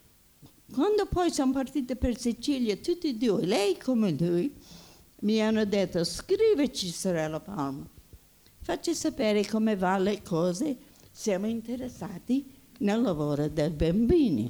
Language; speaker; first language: Italian; early bilingual, heritage; Italian